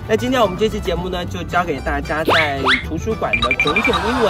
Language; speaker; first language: Chinese; native; Chinese